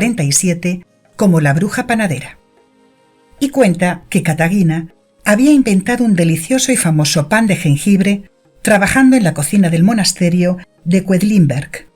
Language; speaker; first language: Spanish; native; Spanish